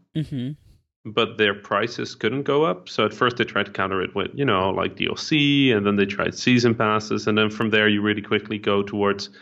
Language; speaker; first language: English; non-native, fluent; Dutch